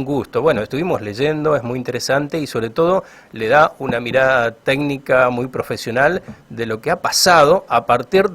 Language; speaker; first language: Spanish; native; Spanish